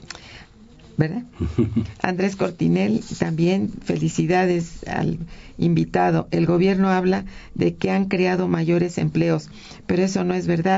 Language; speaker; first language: Spanish; native; Spanish